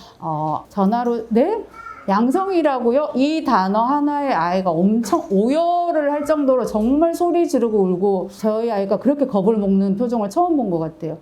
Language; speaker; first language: Korean; native; Korean